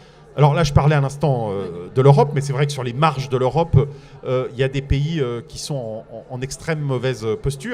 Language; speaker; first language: French; native; French